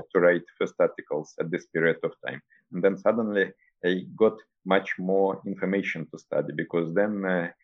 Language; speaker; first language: English; non-native, fluent; Russian